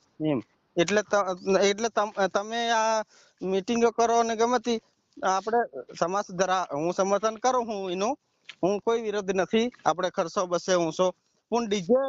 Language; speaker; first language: Gujarati; non-native, local second language; Bhili